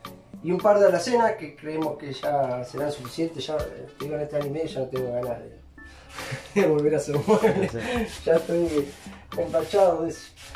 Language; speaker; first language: Spanish; native; Spanish